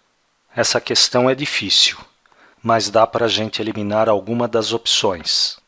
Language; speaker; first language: Portuguese; native; Portuguese